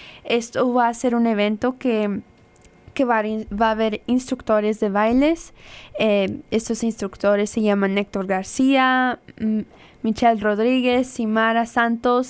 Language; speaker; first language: Spanish; early bilingual, heritage; Spanish